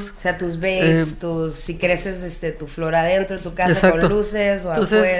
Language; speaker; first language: Spanish; native; Spanish